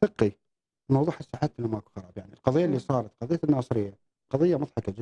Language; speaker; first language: Arabic; native; Arabic